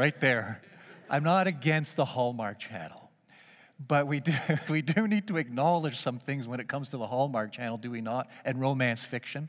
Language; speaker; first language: English; native; English